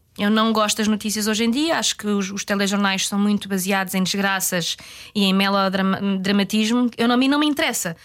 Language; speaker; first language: Portuguese; native; Portuguese